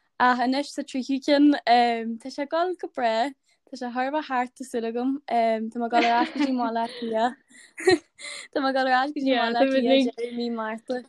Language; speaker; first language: Irish; native; Irish